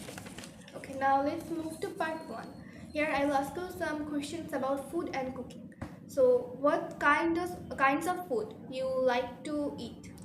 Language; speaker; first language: English; non-native, fluent; Bangla